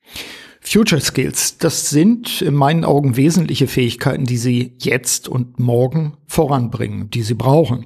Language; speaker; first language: German; native; German